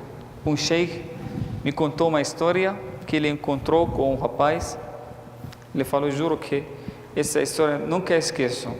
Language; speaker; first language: Portuguese; non-native, fluent; Arabic